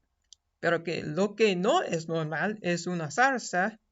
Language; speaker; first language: Spanish; non-native, fluent; English